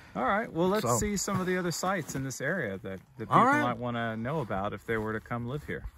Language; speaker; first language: English; native; English